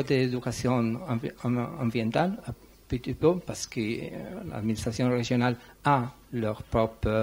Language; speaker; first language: French; non-native, learner; Spanish